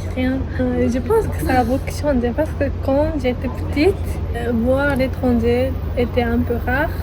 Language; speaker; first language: French; non-native, learner; Japanese